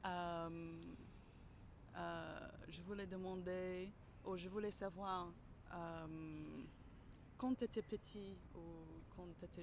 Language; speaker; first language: French; non-native, fluent; English